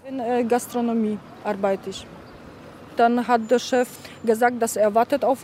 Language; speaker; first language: German; non-native, learner; Polish